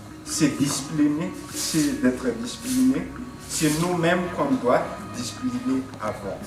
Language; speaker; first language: French; non-native, local second language; Malagasy